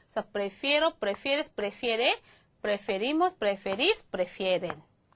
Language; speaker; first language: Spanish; non-native, fluent; Korean